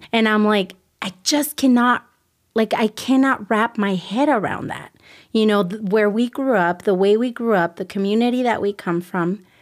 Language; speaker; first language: English; early bilingual, other home language; Spanish